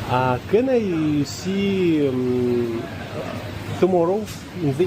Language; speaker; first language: English; non-native, learner; Russian